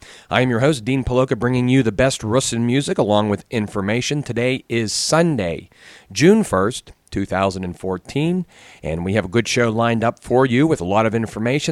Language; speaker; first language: English; native; English